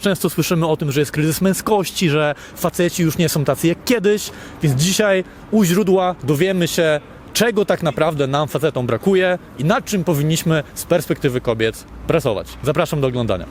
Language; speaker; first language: Polish; native; Polish